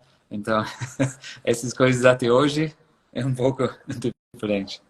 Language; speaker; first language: Portuguese; non-native, fluent; English